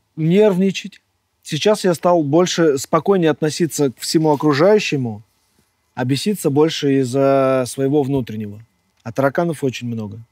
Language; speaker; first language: Russian; native; Russian